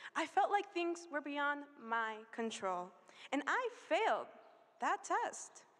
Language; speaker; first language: English; early bilingual, other home language; Spanish